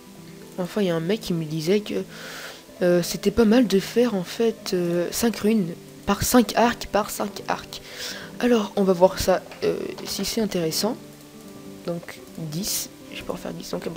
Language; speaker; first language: French; native; French